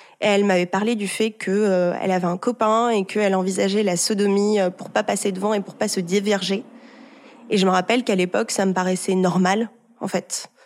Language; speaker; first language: French; early bilingual, heritage; French